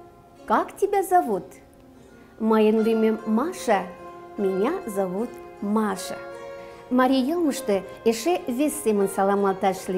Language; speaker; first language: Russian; non-native, local second language; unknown